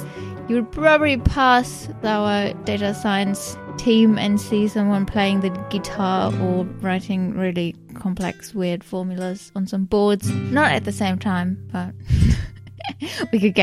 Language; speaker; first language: English; non-native, fluent; German